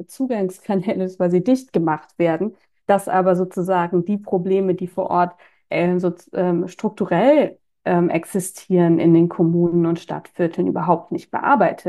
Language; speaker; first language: German; native; German